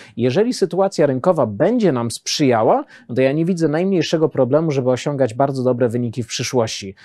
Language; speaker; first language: Polish; early bilingual, heritage; Polish